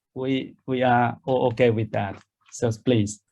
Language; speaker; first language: English; non-native, fluent; Vietnamese